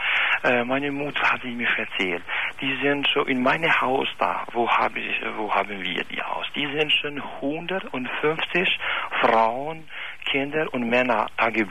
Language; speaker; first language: German; non-native, learner; Albanian